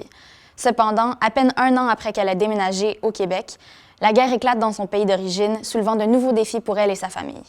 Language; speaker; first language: French; native; French